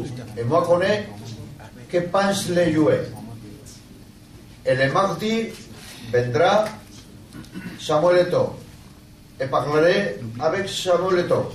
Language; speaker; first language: French; non-native, learner; Spanish